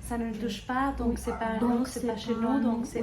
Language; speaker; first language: French; non-native, learner; Spanish